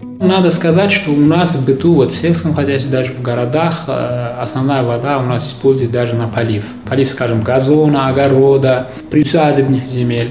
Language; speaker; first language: Russian; non-native, local second language; Uzbek